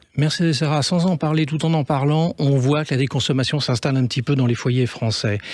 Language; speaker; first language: French; native; French